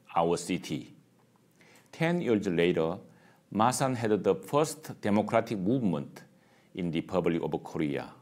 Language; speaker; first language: English; non-native, fluent; Korean